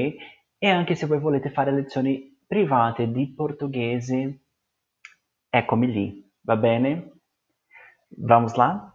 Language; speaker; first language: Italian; non-native, learner; Portuguese